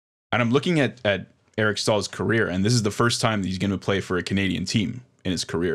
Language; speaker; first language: English; native; English